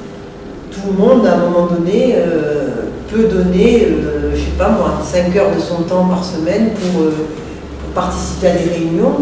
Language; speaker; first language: French; native; French